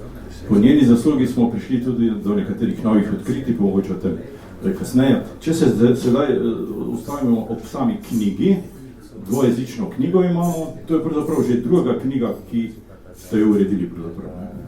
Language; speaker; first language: Slovenian; native; Slovenian